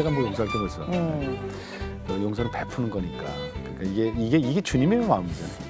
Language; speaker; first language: Korean; native; Korean